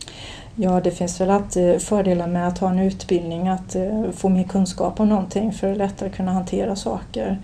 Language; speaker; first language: Swedish; native; Swedish